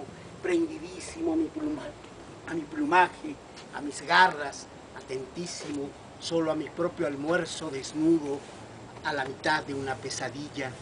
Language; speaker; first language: Spanish; native; Spanish